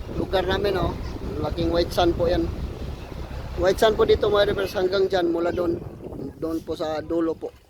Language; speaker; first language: Filipino; non-native, local second language; Cebuano